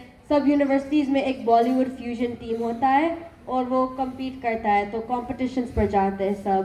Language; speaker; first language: Hindi; non-native, learner; Gujarati